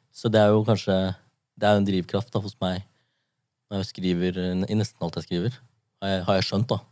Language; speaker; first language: Norwegian; early bilingual, other home language; Japanese